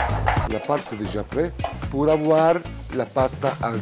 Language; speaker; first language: French; non-native, learner; Italian